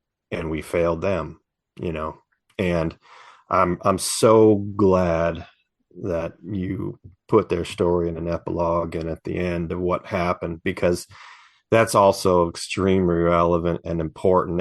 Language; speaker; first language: English; native; English